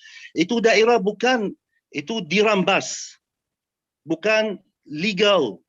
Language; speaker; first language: Indonesian; non-native, learner; Arabic